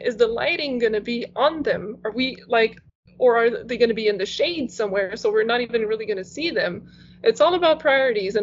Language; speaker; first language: English; non-native, fluent; French